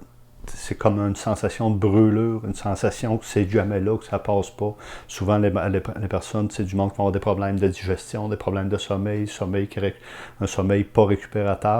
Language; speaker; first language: French; native; French